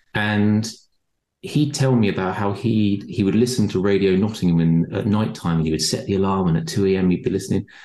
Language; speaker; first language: English; native; English